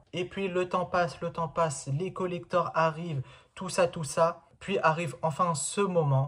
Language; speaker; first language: French; native; French